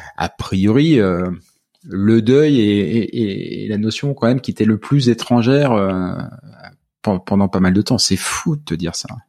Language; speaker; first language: French; native; French